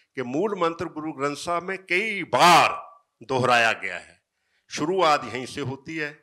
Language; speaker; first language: Hindi; native; Hindi